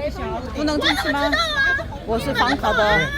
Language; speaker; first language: Chinese; non-native, fluent; Korean